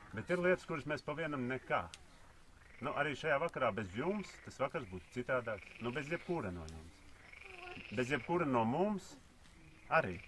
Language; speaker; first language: Latvian; native; Latvian